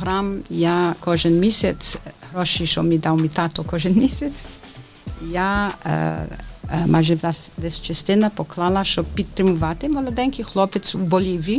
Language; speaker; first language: Ukrainian; early bilingual, heritage; Ukrainian